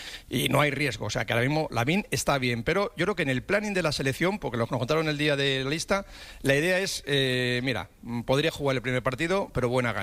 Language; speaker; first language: Spanish; native; Spanish